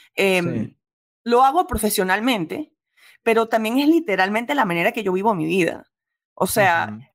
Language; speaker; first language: Spanish; native; Spanish